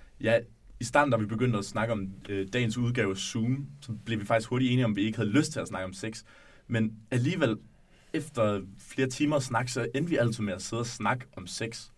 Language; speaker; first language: Danish; native; Danish